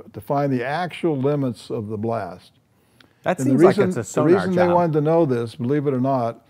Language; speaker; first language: English; native; English